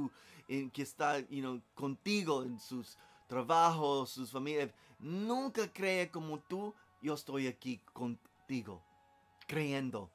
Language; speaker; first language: Spanish; non-native, learner; English